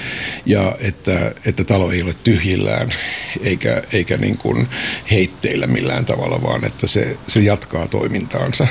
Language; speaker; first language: Finnish; native; Finnish